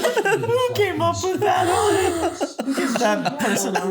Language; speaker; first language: English; native; English